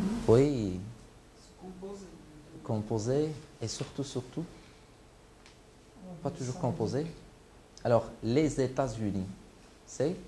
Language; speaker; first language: French; non-native, local second language; Arabic